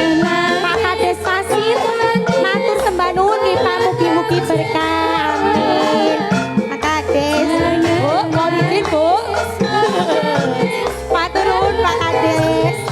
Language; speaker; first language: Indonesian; non-native, local second language; Javanese